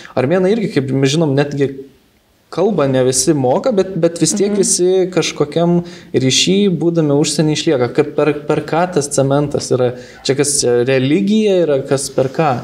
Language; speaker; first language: Lithuanian; native; Lithuanian